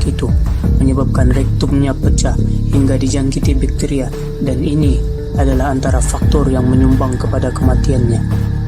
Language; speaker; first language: Malay; native; Malay